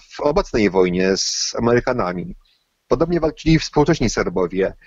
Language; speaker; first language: Polish; native; Polish